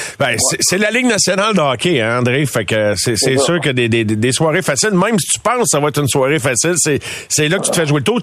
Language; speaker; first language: French; native; French